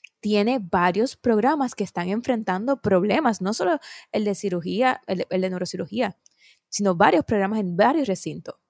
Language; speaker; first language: Spanish; native; Spanish